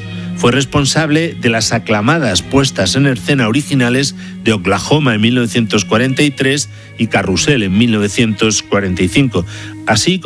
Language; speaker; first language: Spanish; native; Spanish